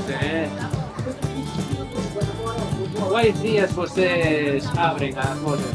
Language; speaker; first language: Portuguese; non-native, learner; Spanish